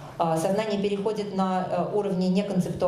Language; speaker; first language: Russian; native; Russian